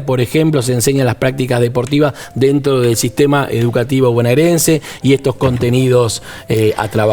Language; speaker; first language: Spanish; native; Spanish